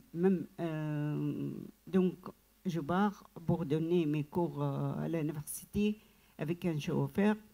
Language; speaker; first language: French; non-native, learner; Arabic